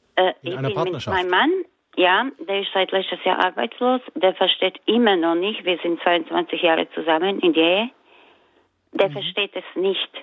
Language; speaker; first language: German; non-native, learner; Croatian